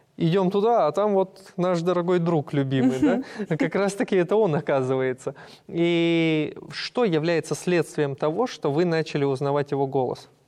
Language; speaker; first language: Russian; native; Russian